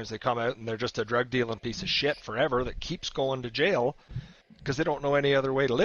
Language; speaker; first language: English; native; English